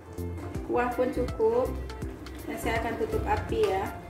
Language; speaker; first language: Indonesian; non-native, local second language; Sundanese